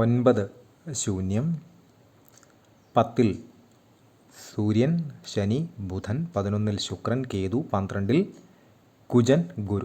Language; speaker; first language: Malayalam; native; Malayalam